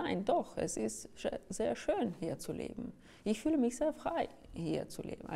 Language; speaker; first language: German; non-native, fluent; Ukrainian